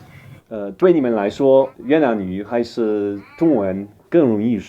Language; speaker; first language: Chinese; non-native, learner; Polish